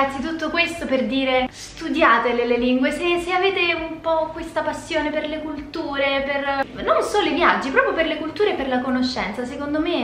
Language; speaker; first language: Italian; native; Italian